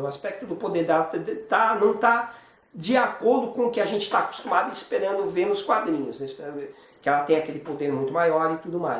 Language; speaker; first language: Portuguese; native; Portuguese